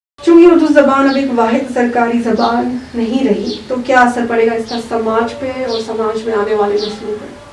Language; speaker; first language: Urdu; non-native, local second language; Kashmiri